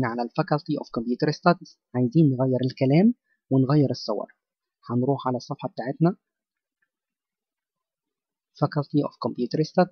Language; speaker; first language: Arabic; native; Arabic